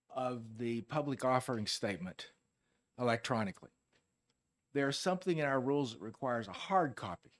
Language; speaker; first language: English; native; English